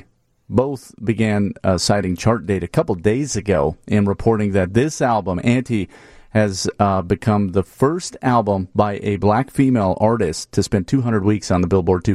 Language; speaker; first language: English; native; English